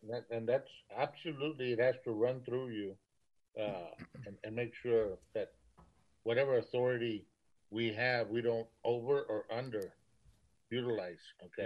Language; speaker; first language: English; early bilingual, other home language; Spanish